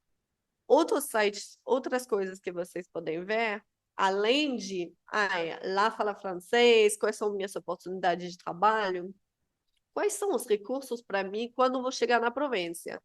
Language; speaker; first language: Portuguese; non-native, fluent; Spanish